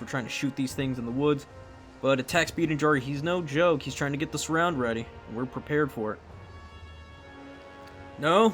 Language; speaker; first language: English; native; English